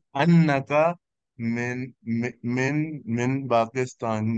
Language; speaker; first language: Arabic; non-native, learner; Urdu